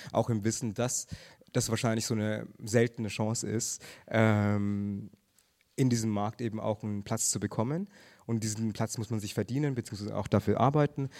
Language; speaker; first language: German; early bilingual, other home language; Tamil